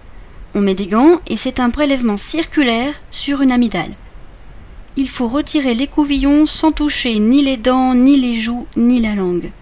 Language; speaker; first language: French; native; French